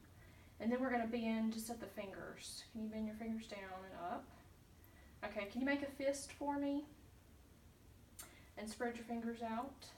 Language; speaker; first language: English; native; English